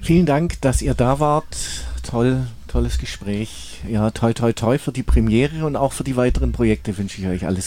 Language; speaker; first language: German; native; German